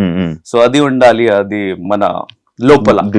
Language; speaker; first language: Telugu; non-native, learner; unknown